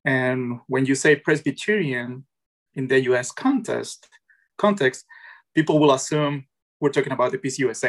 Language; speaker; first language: English; non-native, fluent; Spanish